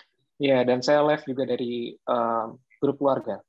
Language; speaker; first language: Indonesian; native; Indonesian